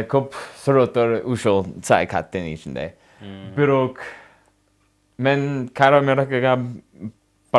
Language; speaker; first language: Kyrgyz; non-native, learner; English